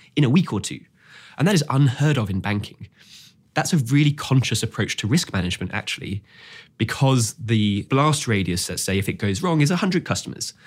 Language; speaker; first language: English; native; English